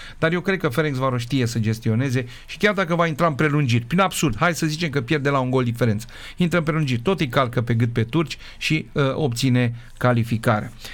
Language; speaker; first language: Romanian; native; Romanian